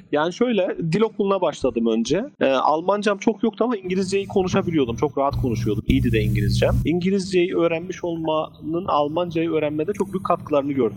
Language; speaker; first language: Turkish; native; Turkish